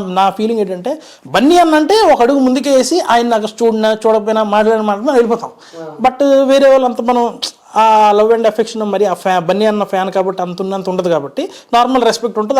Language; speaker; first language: Telugu; native; Telugu